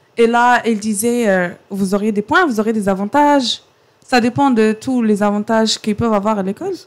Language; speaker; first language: French; non-native, fluent; Arabic